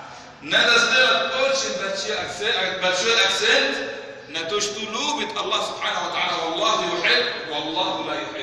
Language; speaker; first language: Russian; non-native, fluent; Arabic